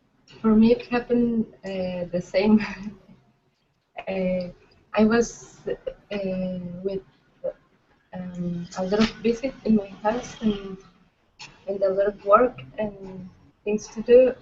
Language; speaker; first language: English; non-native, learner; Spanish